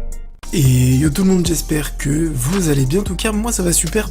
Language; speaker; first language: French; native; French